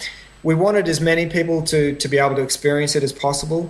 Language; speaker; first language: English; native; English